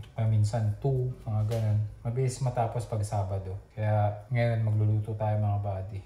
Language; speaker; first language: Filipino; native; Filipino